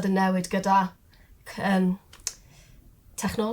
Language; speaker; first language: Welsh; non-native, local second language; English